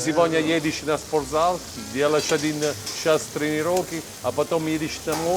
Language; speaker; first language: Russian; non-native, learner; Italian